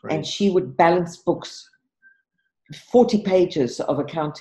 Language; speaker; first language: English; native; English